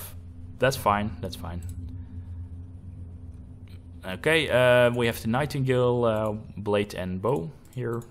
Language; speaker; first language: English; non-native, fluent; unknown